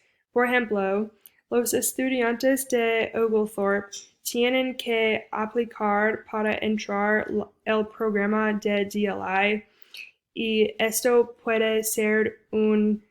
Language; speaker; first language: Spanish; non-native, fluent; English